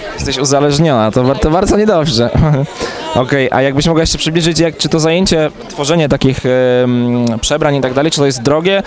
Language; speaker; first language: Polish; native; Polish